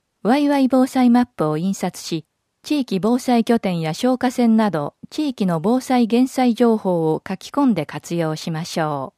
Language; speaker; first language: Japanese; native; Japanese